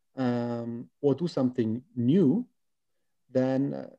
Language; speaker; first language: English; non-native, fluent; German